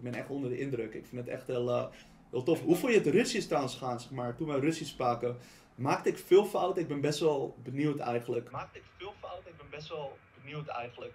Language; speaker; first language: Dutch; native; Dutch